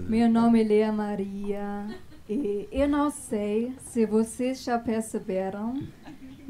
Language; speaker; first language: Portuguese; non-native, fluent; German